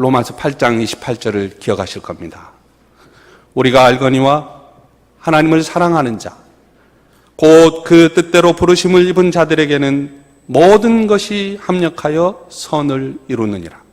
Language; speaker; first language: Korean; native; Korean